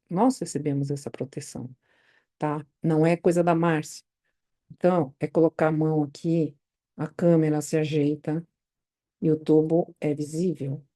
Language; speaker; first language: Portuguese; native; Portuguese